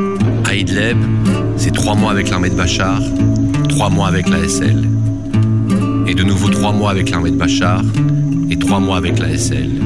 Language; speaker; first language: French; non-native, learner; Arabic